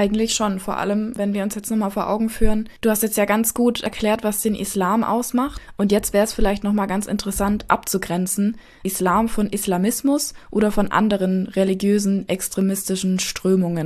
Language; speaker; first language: German; native; German